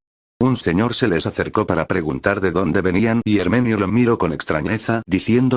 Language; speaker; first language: Spanish; native; Spanish